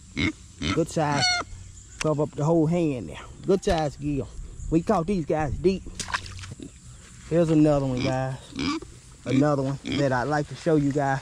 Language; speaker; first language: English; native; English